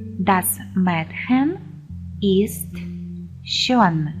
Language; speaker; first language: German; non-native, fluent; Ukrainian